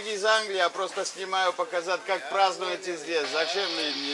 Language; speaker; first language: Russian; non-native, learner; English